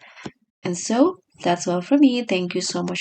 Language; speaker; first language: English; non-native, fluent; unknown